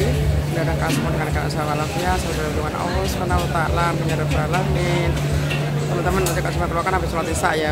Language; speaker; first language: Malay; non-native, local second language; Indonesian